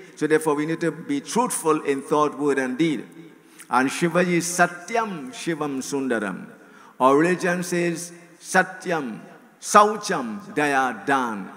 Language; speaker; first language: English; native; English